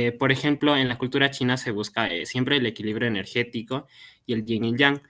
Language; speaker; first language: Spanish; early bilingual, other home language; Cantonese